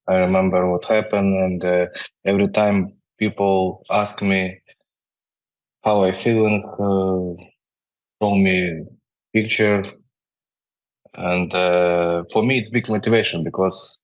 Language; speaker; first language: English; non-native, learner; Ukrainian